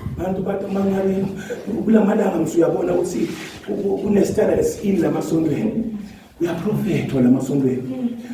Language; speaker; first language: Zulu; non-native, local second language; Swati